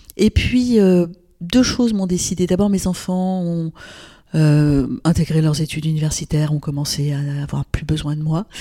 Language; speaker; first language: French; non-native, local second language; Arabic